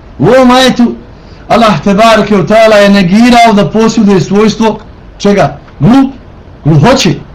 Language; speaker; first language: Bosnian; native; Bosnian